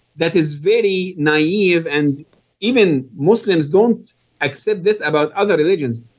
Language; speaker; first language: English; non-native, fluent; Arabic